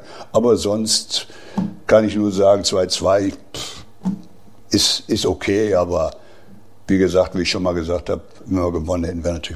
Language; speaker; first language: German; native; German